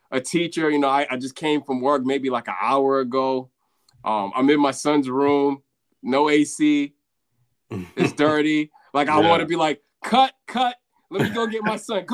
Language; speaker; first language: English; native; English